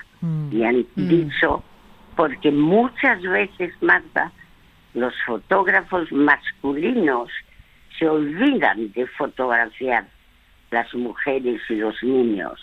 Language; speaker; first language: Spanish; non-native, fluent; French